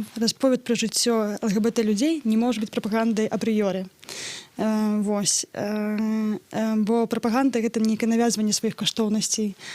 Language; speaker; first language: Belarusian; non-native, local second language; Russian